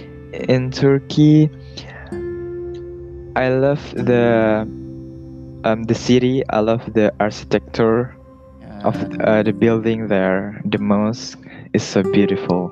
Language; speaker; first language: English; non-native, learner; Indonesian